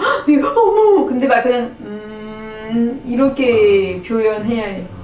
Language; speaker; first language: Korean; non-native, fluent; French